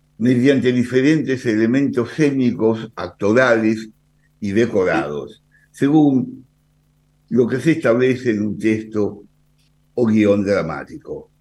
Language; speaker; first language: Spanish; native; Spanish